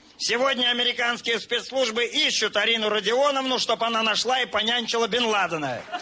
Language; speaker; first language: Russian; native; Russian